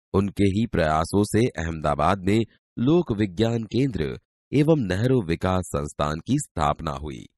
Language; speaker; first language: Hindi; non-native, local second language; Gujarati